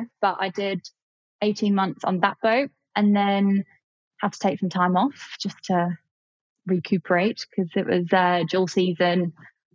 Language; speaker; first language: English; native; English